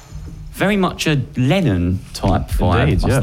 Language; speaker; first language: English; native; English